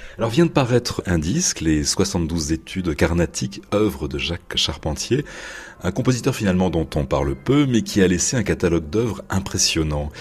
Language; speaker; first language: French; native; French